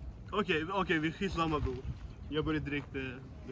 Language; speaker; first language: Swedish; early bilingual, other home language; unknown